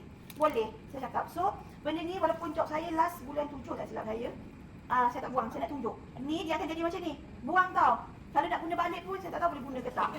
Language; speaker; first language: Malay; native; Malay